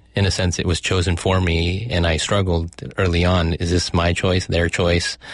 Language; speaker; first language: English; early bilingual, other home language; Chinese